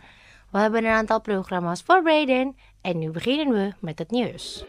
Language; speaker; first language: Dutch; non-native, local second language; Indonesian